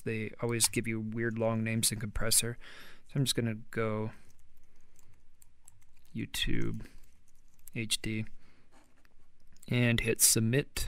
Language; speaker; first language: English; native; English